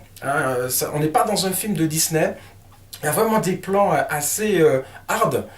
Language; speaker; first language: French; native; French